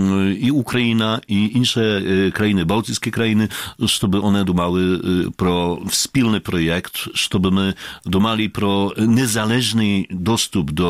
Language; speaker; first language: Ukrainian; non-native, fluent; Polish